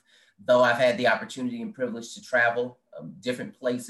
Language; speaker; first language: English; native; English